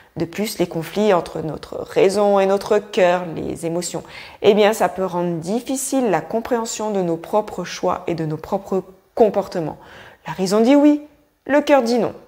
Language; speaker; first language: French; native; French